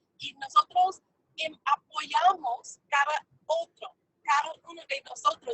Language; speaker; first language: Spanish; non-native, fluent; English